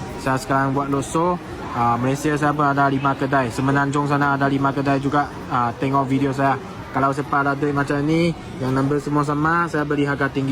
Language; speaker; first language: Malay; non-native, local second language; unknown